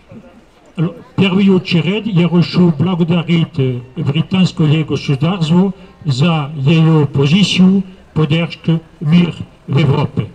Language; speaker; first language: Russian; non-native, fluent; French